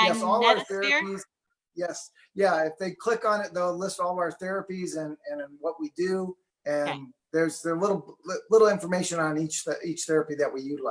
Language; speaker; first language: English; native; English